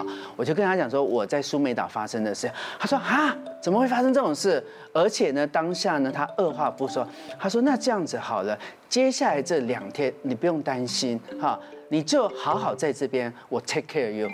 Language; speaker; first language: Chinese; native; Chinese